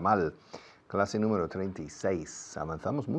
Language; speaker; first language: Spanish; non-native, fluent; English